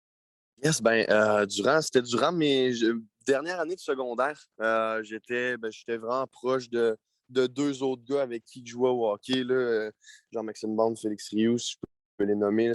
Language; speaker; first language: French; native; French